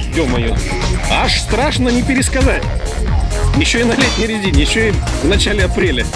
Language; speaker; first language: Russian; native; Russian